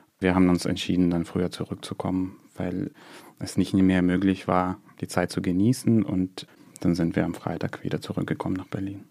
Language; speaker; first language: German; non-native, fluent; Russian